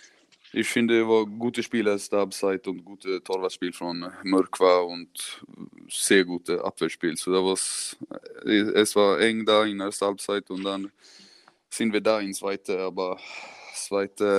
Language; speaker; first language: German; non-native, learner; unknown